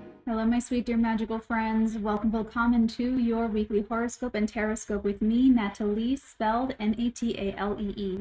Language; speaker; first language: English; native; English